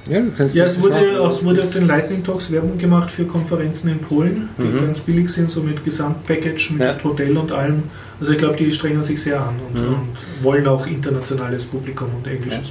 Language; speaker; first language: German; native; German